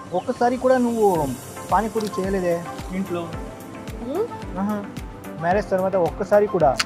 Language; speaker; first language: Telugu; non-native, learner; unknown